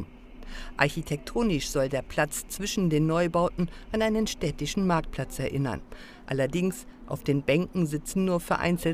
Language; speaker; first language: German; native; German